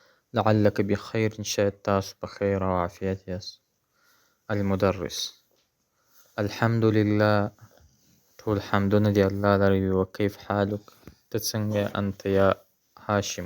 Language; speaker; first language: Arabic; non-native, fluent; Pashto